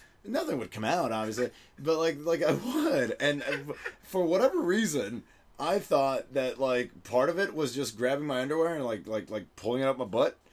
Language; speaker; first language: English; early bilingual, other home language; Spanish